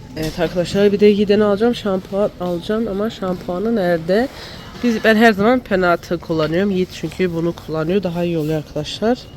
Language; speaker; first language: Turkish; early bilingual, heritage; Turkish